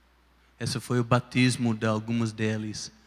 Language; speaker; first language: Portuguese; non-native, fluent; English